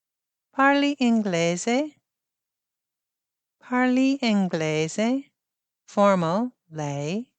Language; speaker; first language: Italian; non-native, fluent; English